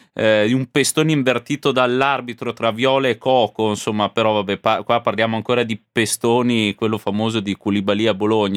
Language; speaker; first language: Italian; native; Italian